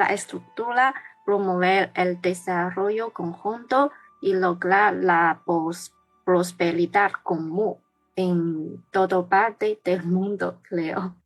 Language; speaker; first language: Spanish; non-native, learner; Chinese